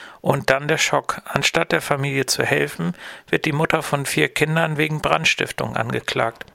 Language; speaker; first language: German; native; German